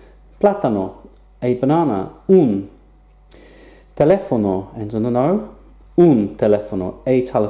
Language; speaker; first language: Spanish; non-native, fluent; English